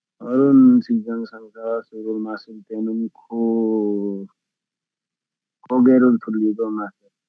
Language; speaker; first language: Korean; non-native, learner; Nepali